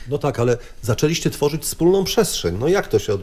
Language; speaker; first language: Polish; native; Polish